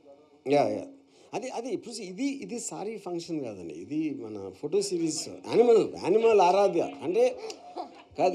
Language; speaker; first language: Telugu; native; Telugu